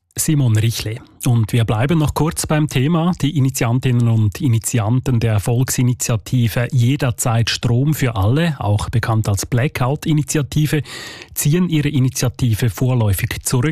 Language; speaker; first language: German; native; German